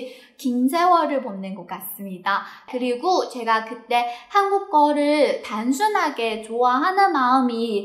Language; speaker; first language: Korean; non-native, fluent; Chinese